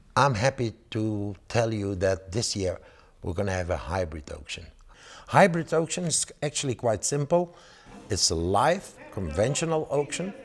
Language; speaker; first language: English; non-native, fluent; Dutch